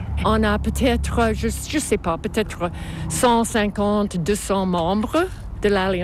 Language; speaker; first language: French; non-native, local second language; English